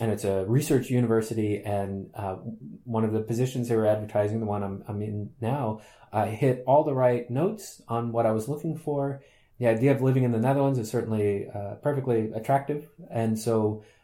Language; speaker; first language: English; native; English